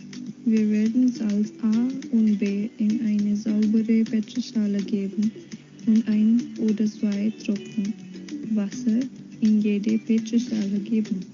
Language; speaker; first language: German; non-native, fluent; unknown